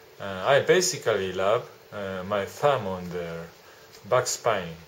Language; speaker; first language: English; non-native, learner; Japanese